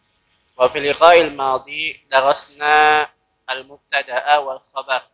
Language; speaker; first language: Arabic; non-native, fluent; Indonesian